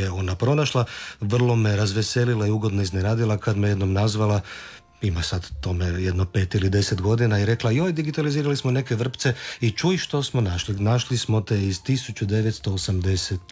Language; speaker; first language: Croatian; native; Croatian